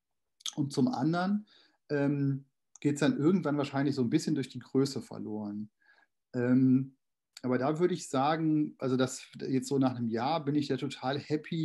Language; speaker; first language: German; native; German